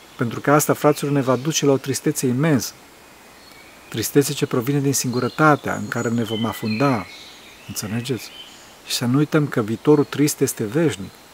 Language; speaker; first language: Romanian; early bilingual, heritage; Romanian